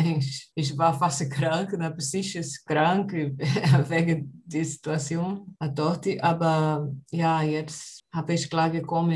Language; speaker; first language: German; non-native, learner; Portuguese